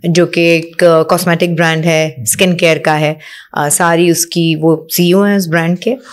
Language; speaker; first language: Urdu; native; Urdu